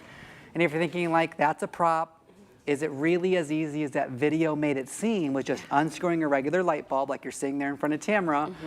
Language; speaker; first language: English; native; English